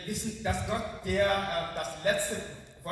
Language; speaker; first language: German; non-native, learner; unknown